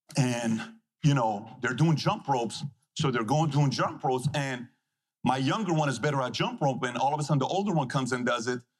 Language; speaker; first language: English; non-native, fluent; Persian